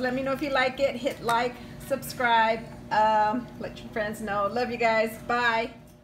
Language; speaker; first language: English; early bilingual, other home language; Spanish